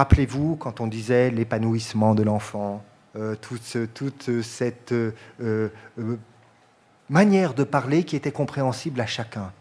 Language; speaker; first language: French; native; French